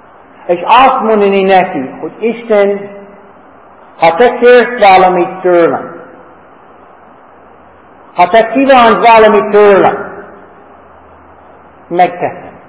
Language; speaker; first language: Hungarian; non-native, fluent; English